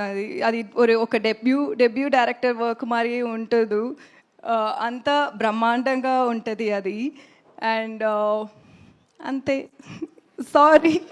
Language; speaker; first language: Telugu; non-native, learner; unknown